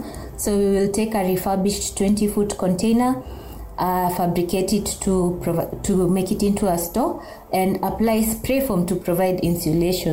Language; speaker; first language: English; non-native, local second language; Kikuyu